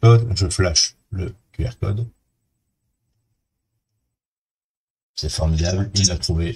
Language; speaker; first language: French; native; French